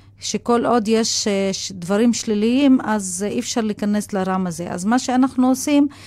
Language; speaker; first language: Hebrew; non-native, local second language; Arabic